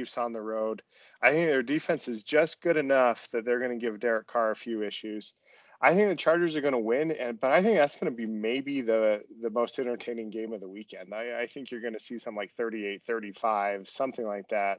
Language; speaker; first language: English; native; English